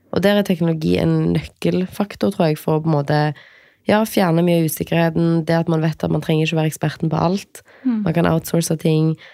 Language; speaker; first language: Norwegian; native; Norwegian